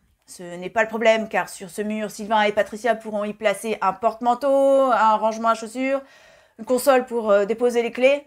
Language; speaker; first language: French; native; French